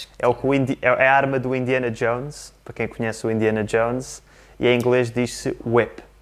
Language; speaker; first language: Portuguese; native; Portuguese